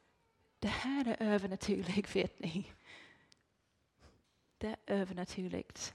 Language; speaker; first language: Swedish; non-native, fluent; English